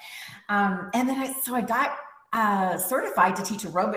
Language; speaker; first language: English; native; English